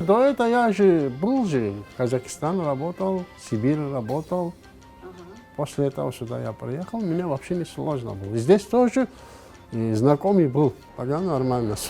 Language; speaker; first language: Russian; non-native, learner; Turkish